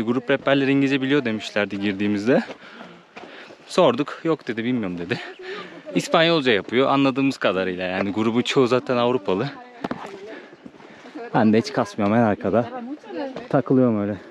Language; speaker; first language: Turkish; native; Turkish